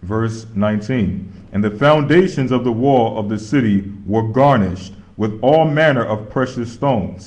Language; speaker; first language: English; native; English